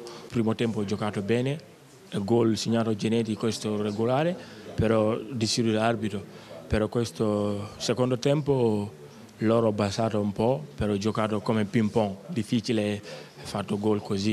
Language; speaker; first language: Italian; non-native, learner; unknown